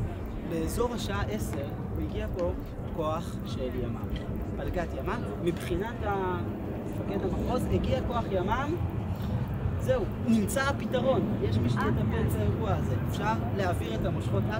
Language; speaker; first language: Hebrew; native; Hebrew